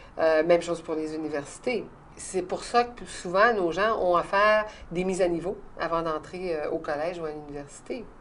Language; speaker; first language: French; native; French